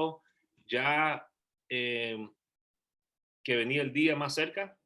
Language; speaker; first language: Spanish; early bilingual, heritage; Spanish